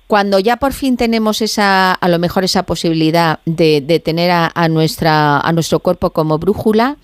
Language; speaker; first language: Spanish; native; Spanish